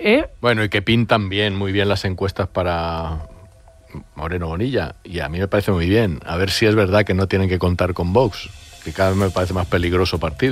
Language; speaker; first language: Spanish; native; Spanish